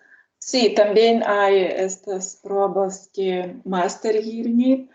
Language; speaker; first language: Spanish; non-native, learner; Lithuanian